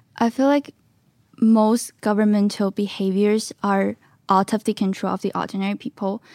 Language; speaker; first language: English; non-native, fluent; Chinese